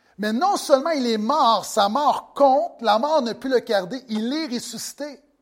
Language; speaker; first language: French; native; French